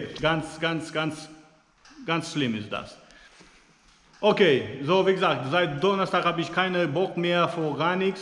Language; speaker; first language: German; non-native, fluent; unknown